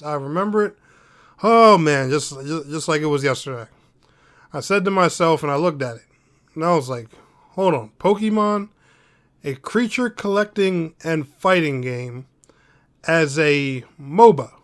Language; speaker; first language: English; native; English